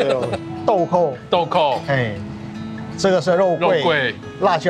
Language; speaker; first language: Chinese; non-native, fluent; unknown